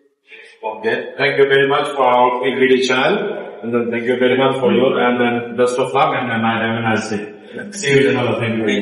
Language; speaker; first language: English; non-native, learner; Bangla